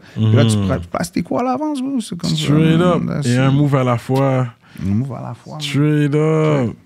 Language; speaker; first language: French; early bilingual, other home language; English